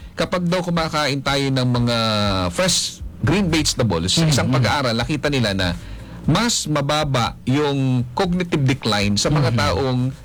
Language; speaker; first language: Filipino; non-native, local second language; Bikol